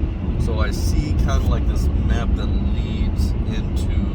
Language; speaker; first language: English; native; English